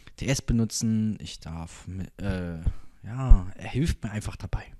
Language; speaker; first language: German; native; German